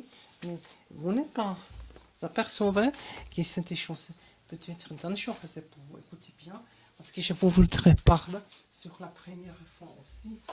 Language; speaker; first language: French; non-native, learner; German